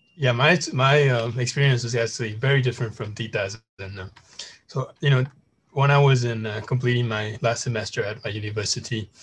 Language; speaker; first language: English; non-native, fluent; Burmese